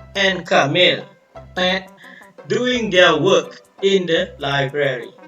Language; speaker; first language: English; non-native, local second language; Malay